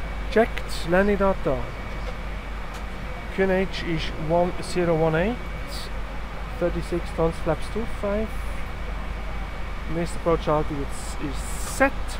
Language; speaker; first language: English; non-native, fluent; German